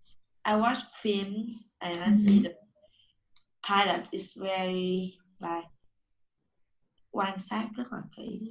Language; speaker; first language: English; non-native, learner; Vietnamese